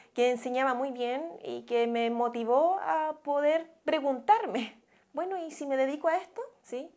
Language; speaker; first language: Spanish; native; Spanish